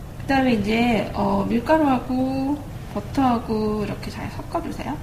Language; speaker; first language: Korean; native; Korean